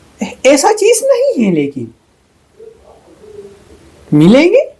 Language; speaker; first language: Hindi; non-native, fluent; Sinhala